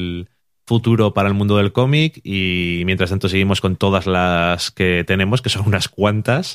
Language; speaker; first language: Spanish; native; Spanish